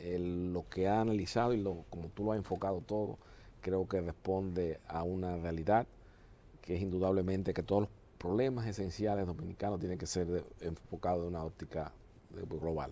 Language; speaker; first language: Spanish; native; Spanish